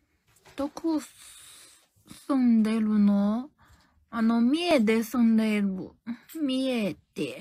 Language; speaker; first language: Japanese; non-native, learner; Chinese